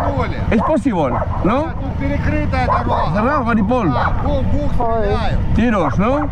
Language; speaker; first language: Spanish; native; Spanish